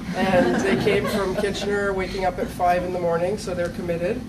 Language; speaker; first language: English; native; English